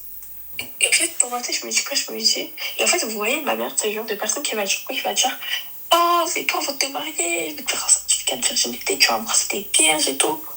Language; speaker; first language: French; native; French